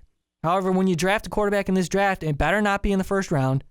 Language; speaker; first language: English; native; English